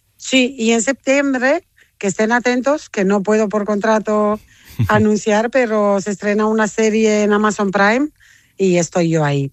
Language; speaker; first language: Spanish; non-native, fluent; Romanian